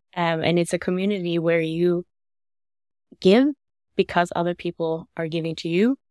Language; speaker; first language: English; non-native, fluent; Norwegian